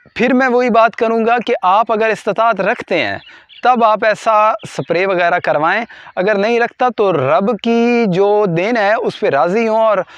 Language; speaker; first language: Urdu; non-native, local second language; Punjabi